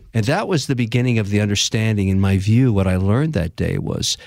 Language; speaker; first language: English; native; English